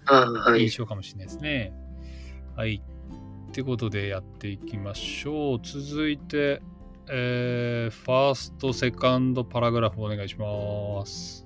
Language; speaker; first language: Japanese; native; Japanese